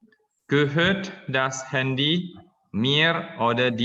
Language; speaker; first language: German; non-native, fluent; Indonesian